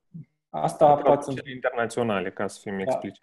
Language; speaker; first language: Romanian; native; Romanian